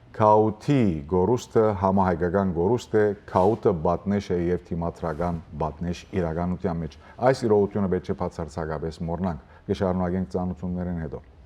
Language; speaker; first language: Armenian; early bilingual, heritage; Armenian